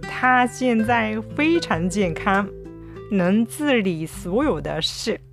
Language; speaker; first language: Chinese; non-native, fluent; Japanese